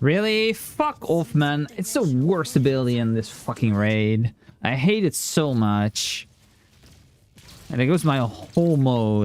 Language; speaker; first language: English; native; English